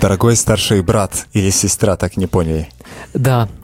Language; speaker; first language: Russian; non-native, local second language; Latvian